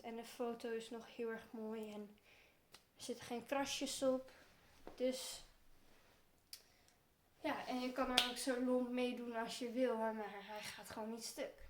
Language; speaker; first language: Dutch; early bilingual, heritage; Turkish